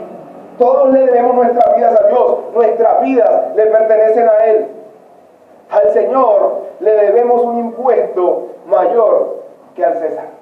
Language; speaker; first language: Spanish; native; Spanish